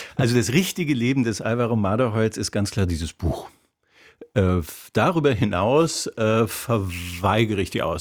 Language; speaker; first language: German; native; German